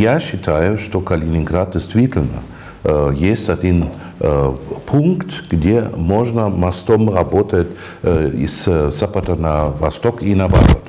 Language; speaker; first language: Russian; non-native, fluent; German